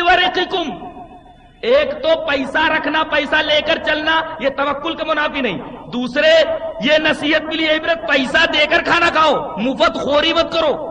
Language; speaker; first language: Urdu; native; Urdu